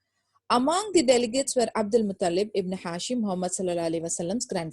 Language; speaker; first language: English; non-native, local second language; Urdu